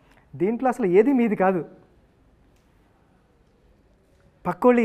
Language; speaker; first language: Telugu; native; Telugu